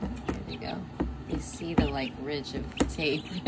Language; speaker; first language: English; native; English